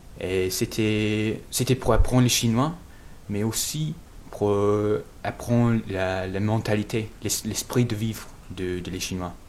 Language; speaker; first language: French; non-native, fluent; English